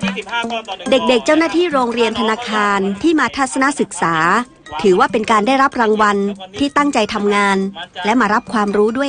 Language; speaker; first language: Thai; native; Thai